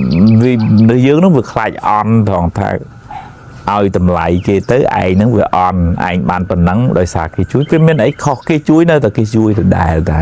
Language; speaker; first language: Khmer; native; Khmer